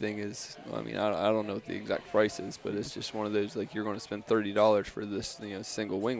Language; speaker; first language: English; native; English